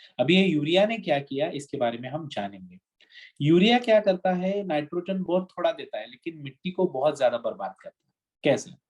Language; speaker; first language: Hindi; non-native, local second language; Marathi